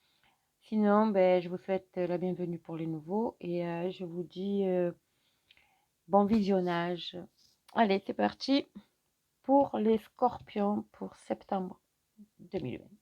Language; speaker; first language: French; native; French